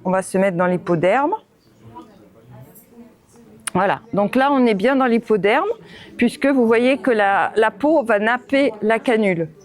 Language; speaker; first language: French; native; French